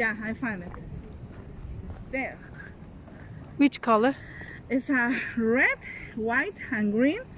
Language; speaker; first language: English; non-native, learner; Spanish